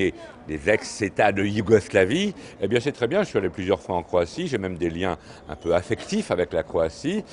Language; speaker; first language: French; native; French